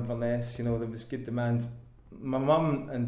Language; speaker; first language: English; native; English